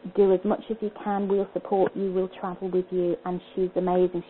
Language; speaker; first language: English; native; English